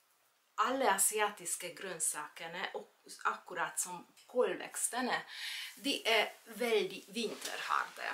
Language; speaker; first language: Norwegian; non-native, fluent; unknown